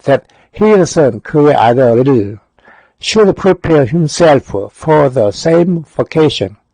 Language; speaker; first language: English; non-native, fluent; Korean